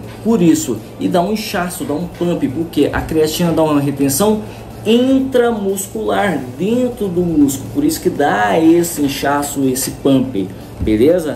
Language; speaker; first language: Portuguese; native; Portuguese